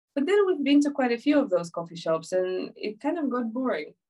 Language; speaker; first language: English; non-native, fluent; Ukrainian